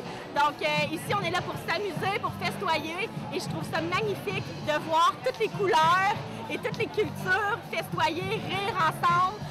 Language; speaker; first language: French; native; French